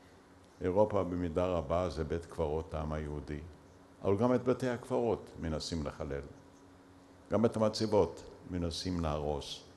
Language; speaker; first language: Hebrew; early bilingual, other home language; Yiddish